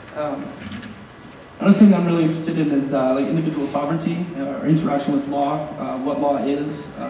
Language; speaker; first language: English; native; English